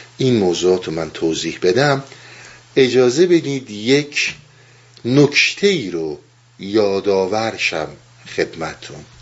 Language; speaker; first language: Persian; native; Persian